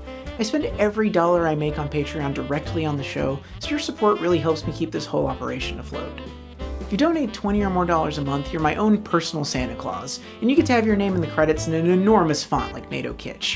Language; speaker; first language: English; native; English